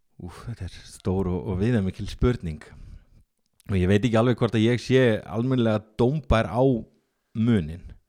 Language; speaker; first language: Icelandic; native; Icelandic